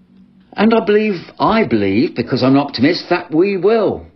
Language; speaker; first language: English; native; English